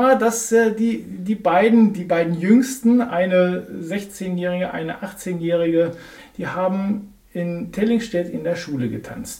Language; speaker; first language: German; native; German